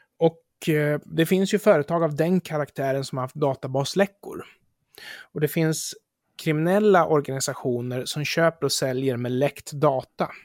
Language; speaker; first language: Swedish; native; Swedish